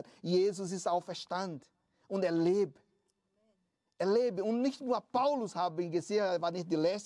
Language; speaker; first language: German; non-native, fluent; Portuguese